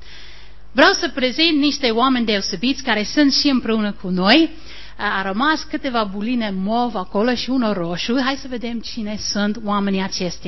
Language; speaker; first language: Romanian; non-native, learner; English